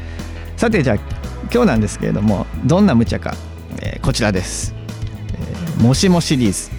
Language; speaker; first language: Japanese; native; Japanese